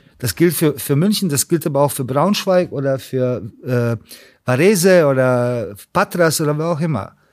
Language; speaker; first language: German; early bilingual, other home language; Serbian